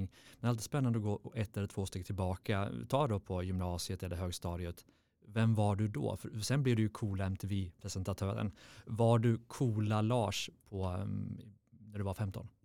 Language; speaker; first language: Swedish; native; Swedish